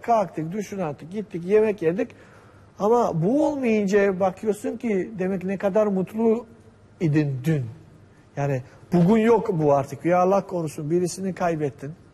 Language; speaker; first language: Turkish; non-native, fluent; Georgian